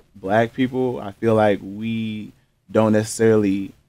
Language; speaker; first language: English; native; English